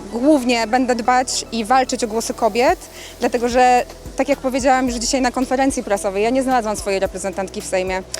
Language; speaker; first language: Polish; native; Polish